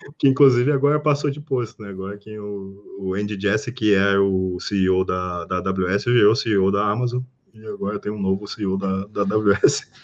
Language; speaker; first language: Portuguese; native; Portuguese